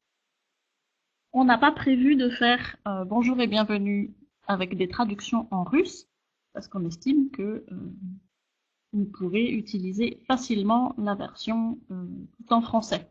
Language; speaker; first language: French; native; French